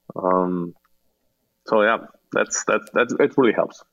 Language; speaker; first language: English; non-native, fluent; Slovenian